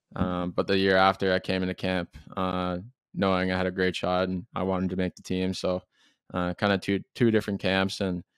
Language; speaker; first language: English; native; English